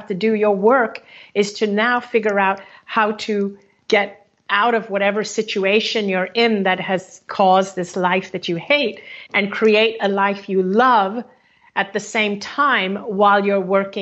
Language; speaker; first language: English; native; English